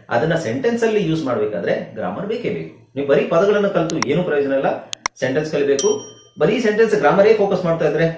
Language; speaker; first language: Kannada; native; Kannada